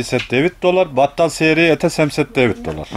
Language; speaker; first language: Russian; non-native, learner; Turkish